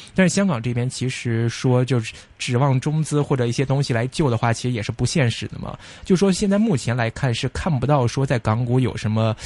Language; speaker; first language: Chinese; non-native, local second language; Cantonese